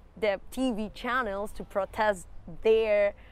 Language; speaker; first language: English; non-native, fluent; Spanish